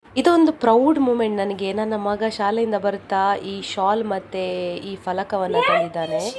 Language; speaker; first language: Kannada; non-native, local second language; Konkani